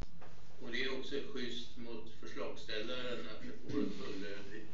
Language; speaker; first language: Swedish; native; Swedish